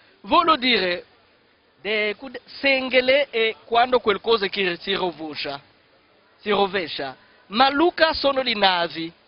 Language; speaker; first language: Italian; non-native, fluent; Kongo